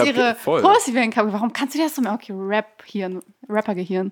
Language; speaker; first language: German; early bilingual, other home language; Persian